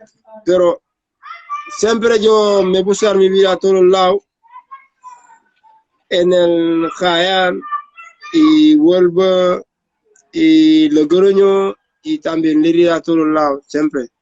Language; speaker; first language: Spanish; non-native, learner; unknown